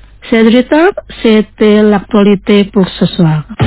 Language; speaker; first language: French; non-native, fluent; Indonesian